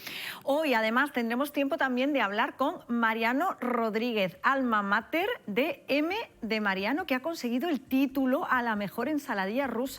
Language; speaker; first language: Spanish; native; Spanish